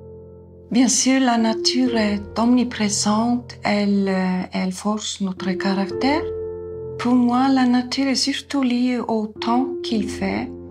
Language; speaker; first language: French; non-native, fluent; Icelandic